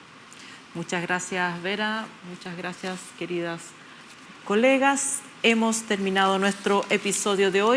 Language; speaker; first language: Spanish; native; Spanish